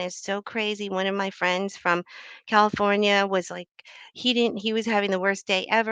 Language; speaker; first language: English; native; English